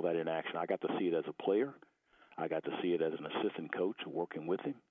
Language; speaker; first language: English; native; English